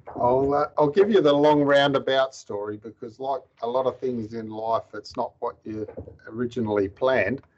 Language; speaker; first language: English; native; English